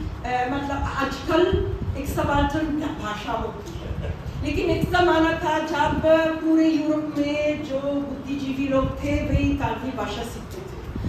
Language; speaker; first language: Hindi; non-native, fluent; Italian